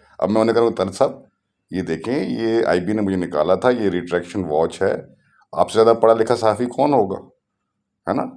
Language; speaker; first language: Urdu; non-native, local second language; Punjabi